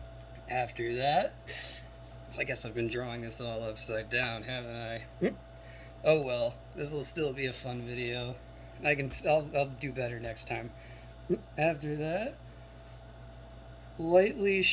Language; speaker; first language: English; native; English